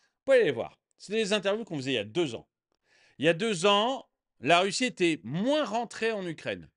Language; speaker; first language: French; native; French